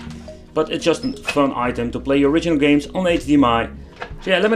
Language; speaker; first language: English; non-native, fluent; Dutch